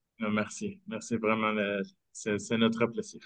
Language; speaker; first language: French; non-native, fluent; Spanish